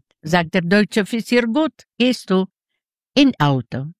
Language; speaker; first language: German; non-native, learner; Yiddish